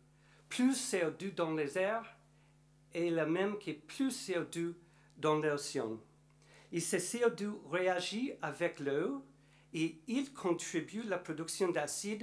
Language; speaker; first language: French; non-native, learner; English